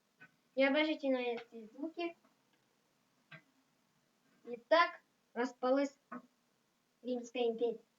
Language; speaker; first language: Russian; non-native, local second language; Kazakh